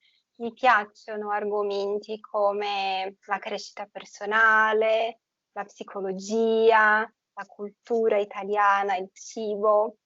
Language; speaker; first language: Italian; non-native, fluent; Portuguese